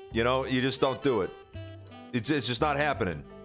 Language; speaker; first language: English; native; English